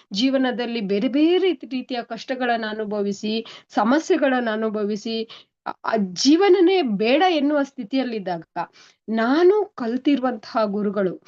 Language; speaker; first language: Kannada; native; Kannada